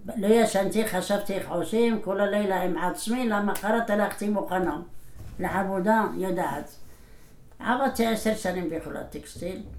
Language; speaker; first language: Hebrew; non-native, fluent; Arabic